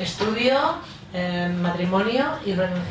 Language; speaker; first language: Spanish; native; Spanish